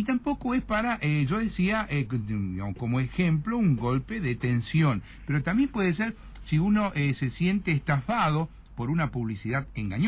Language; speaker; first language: Spanish; native; Spanish